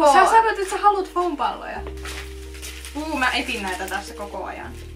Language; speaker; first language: Finnish; native; Finnish